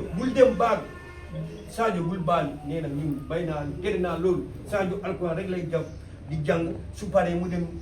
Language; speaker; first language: Wolof; non-native, local second language; Mandingo